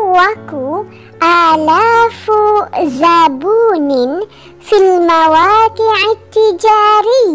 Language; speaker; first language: Arabic; non-native, learner; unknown